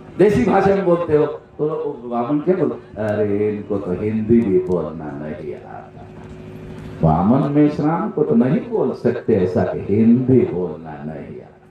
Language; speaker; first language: Hindi; non-native, local second language; Marathi